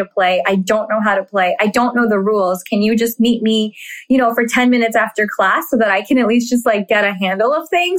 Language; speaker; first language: English; early bilingual, other home language; Hindi